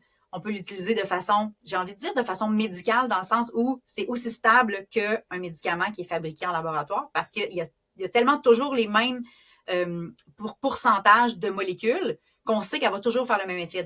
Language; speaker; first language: French; native; French